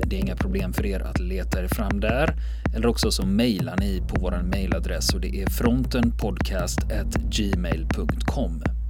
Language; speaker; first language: Swedish; native; Swedish